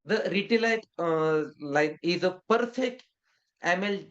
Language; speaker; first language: English; non-native, local second language; Hindi